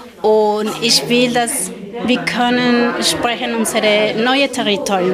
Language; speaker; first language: German; non-native, learner; Spanish